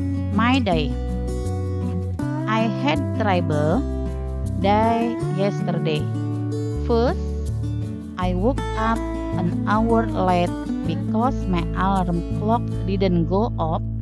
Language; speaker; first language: English; non-native, fluent; Indonesian